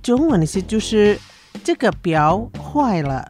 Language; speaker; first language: Chinese; early bilingual, heritage; Chinese